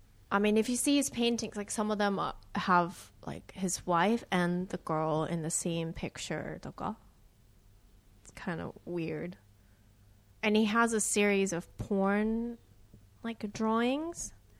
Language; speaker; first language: English; non-native, fluent; Japanese